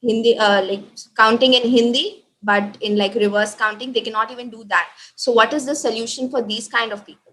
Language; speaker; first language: English; non-native, local second language; Hindi